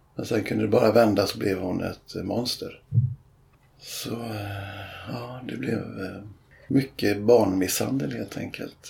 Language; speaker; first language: Swedish; native; Swedish